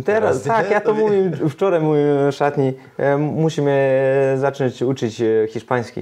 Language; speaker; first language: Polish; non-native, learner; Serbian